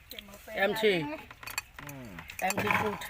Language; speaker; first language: English; non-native, learner; Khmer